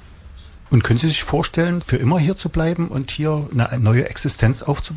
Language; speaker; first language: German; native; German